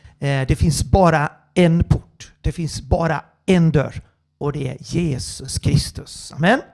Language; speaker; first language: Swedish; non-native, fluent; Portuguese